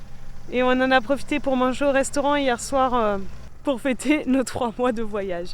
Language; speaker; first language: French; native; French